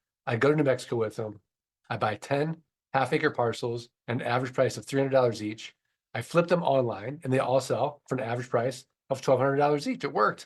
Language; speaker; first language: English; native; English